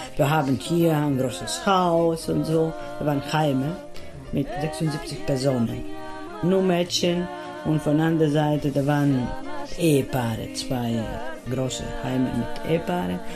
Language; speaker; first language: German; non-native, fluent; Greek